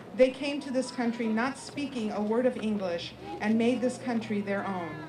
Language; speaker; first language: English; native; English